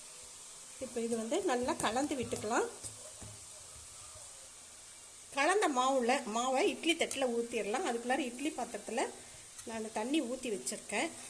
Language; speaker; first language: Tamil; native; Tamil